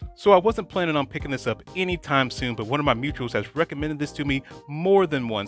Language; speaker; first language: English; native; English